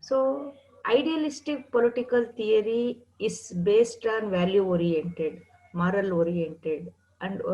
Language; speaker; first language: English; non-native, local second language; Kannada